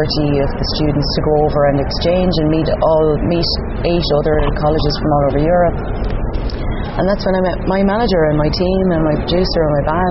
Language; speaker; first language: English; native; English